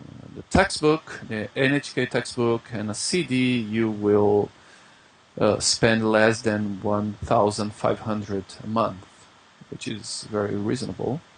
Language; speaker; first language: English; non-native, fluent; Portuguese